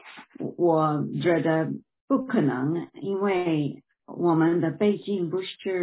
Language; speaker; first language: Chinese; non-native, fluent; English